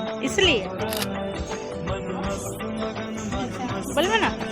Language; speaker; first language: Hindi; non-native, local second language; Bangla